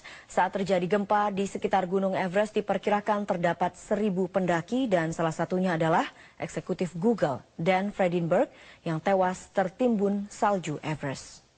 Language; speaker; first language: Indonesian; native; Indonesian